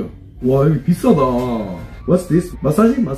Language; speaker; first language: Korean; native; Korean